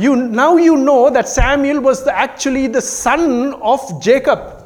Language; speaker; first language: English; non-native, local second language; Tamil